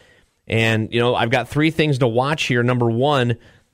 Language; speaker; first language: English; native; English